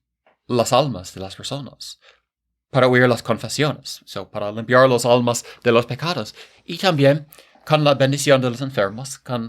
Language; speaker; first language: Spanish; non-native, fluent; English